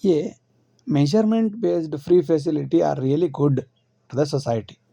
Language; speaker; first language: English; non-native, local second language; Kannada